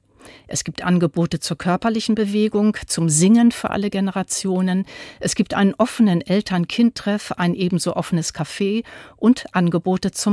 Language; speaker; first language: German; native; German